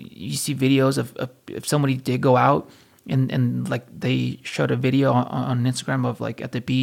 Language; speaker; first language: English; native; English